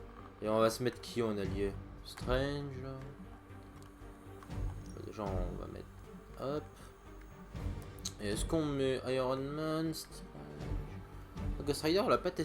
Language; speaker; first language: French; native; French